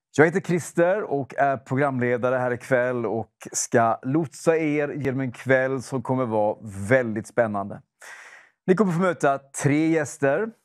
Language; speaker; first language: Swedish; native; Swedish